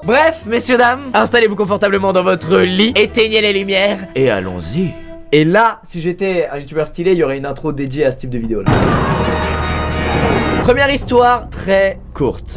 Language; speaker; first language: French; native; French